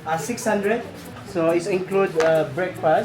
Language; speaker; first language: English; non-native, learner; Vietnamese